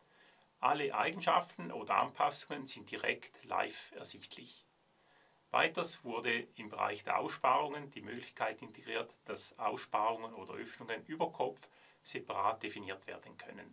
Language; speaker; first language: German; native; German